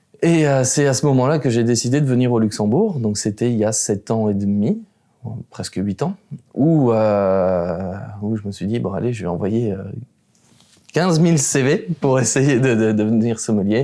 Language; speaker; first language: French; native; French